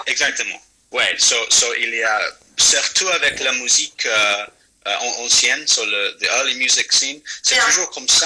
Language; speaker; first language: French; non-native, fluent; English